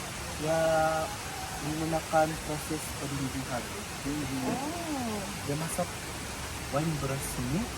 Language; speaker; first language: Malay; non-native, local second language; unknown